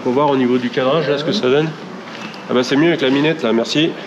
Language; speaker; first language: French; native; French